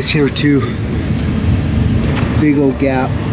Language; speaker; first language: English; native; English